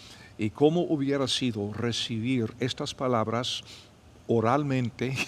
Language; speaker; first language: Spanish; non-native, fluent; English